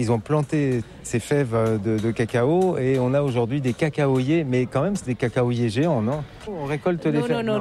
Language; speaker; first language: French; native; French